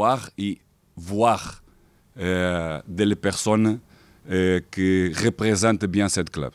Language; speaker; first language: French; non-native, fluent; Portuguese